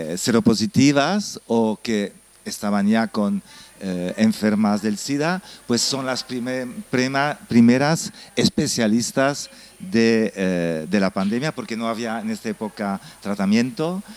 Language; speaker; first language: Spanish; non-native, fluent; French